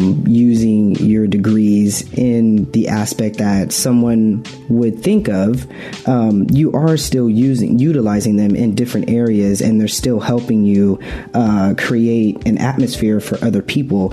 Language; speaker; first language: English; native; English